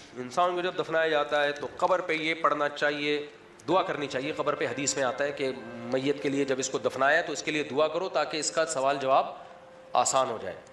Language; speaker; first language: Urdu; native; Urdu